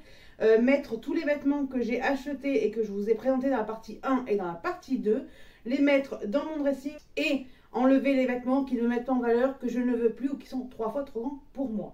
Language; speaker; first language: French; native; French